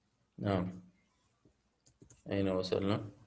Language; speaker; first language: Arabic; non-native, fluent; Urdu